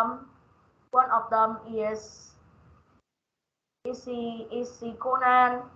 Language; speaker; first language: English; non-native, learner; Vietnamese